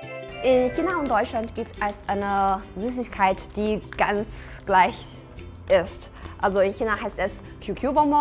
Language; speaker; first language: German; non-native, fluent; Chinese